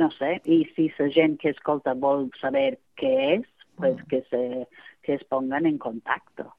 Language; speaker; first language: Catalan; non-native, fluent; English